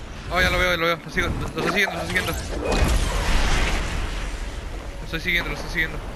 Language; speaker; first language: Spanish; native; Spanish